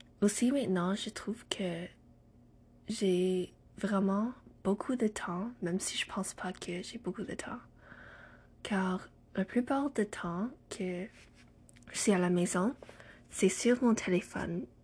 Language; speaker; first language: French; non-native, learner; English